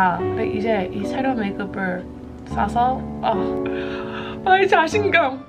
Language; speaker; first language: Korean; non-native, learner; English